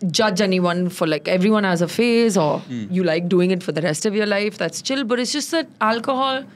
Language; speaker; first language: English; non-native, local second language; Tamil